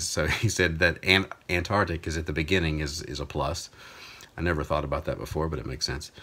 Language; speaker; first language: English; native; English